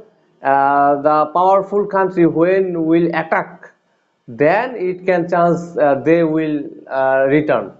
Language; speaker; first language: English; non-native, learner; Bangla